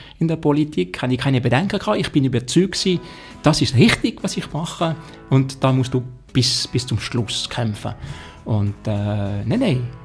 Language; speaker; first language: German; non-native, local second language; French